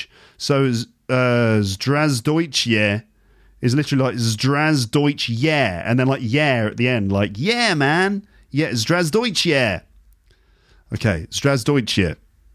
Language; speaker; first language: English; native; English